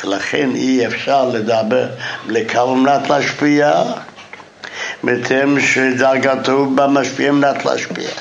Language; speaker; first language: Hebrew; non-native, fluent; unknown